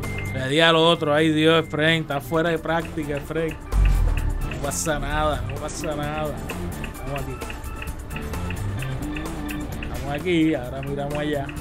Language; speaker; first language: Spanish; native; Spanish